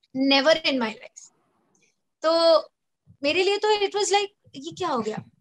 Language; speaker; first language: Hindi; native; Hindi